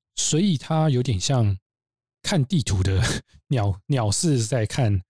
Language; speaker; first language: Chinese; native; Chinese